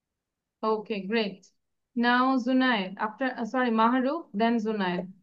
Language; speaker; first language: English; non-native, fluent; Bangla